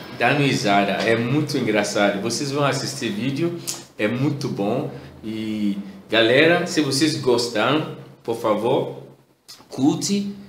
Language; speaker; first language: Portuguese; non-native, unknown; Yoruba